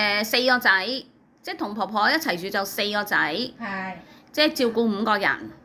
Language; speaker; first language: Cantonese; native; Cantonese